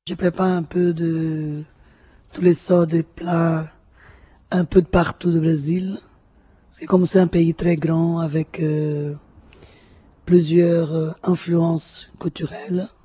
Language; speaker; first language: French; non-native, fluent; Portuguese